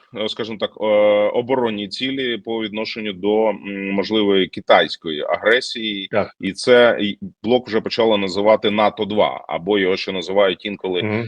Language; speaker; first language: Ukrainian; native; Ukrainian